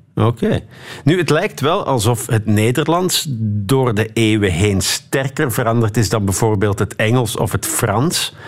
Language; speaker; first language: Dutch; native; Dutch